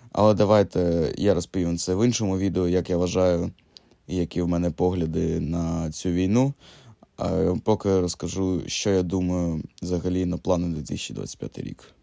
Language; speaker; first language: Ukrainian; native; Ukrainian